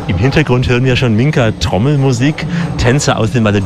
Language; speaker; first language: German; native; German